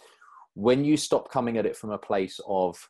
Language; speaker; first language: English; native; English